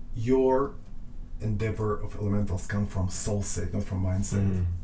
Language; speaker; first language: English; non-native, fluent; Russian